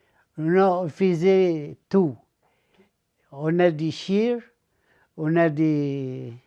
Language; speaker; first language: French; non-native, learner; Arabic